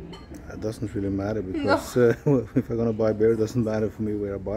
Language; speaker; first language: English; non-native, fluent; Norwegian